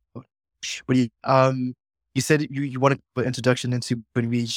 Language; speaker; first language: English; non-native, local second language; Shona